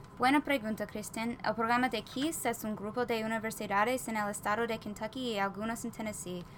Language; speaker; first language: Spanish; non-native, learner; English